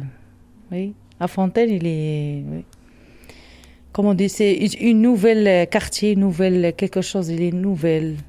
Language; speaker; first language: French; non-native, learner; Arabic